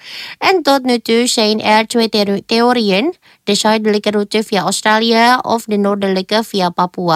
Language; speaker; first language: Dutch; non-native, fluent; Indonesian